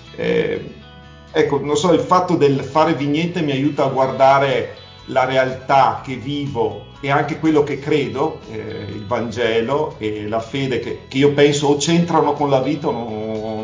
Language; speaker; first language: Italian; native; Italian